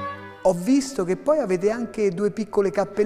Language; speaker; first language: Italian; native; Italian